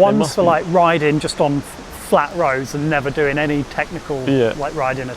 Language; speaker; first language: English; native; English